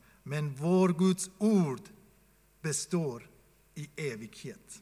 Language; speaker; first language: Swedish; non-native, fluent; Persian